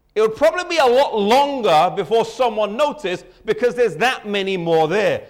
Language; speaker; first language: English; native; English